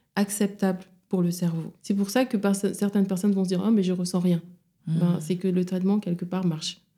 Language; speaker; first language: French; non-native, local second language; Wolof